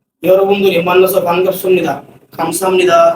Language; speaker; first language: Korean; non-native, learner; Bangla